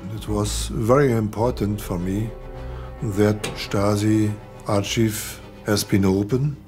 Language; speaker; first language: English; non-native, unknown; German